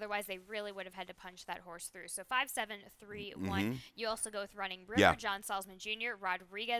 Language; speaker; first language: English; native; English